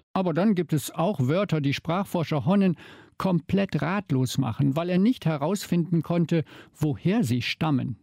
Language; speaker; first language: German; native; German